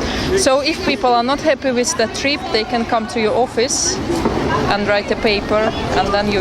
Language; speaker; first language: English; non-native, fluent; Russian